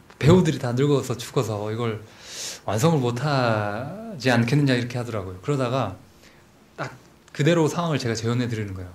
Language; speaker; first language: Korean; native; Korean